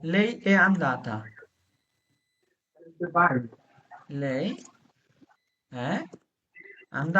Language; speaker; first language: Italian; non-native, fluent; Bangla